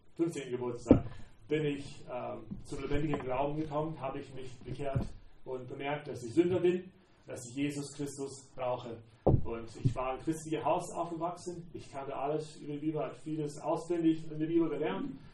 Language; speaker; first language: German; non-native, fluent; English